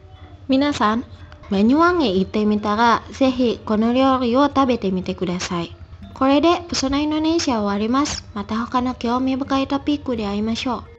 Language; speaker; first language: Japanese; non-native, fluent; Indonesian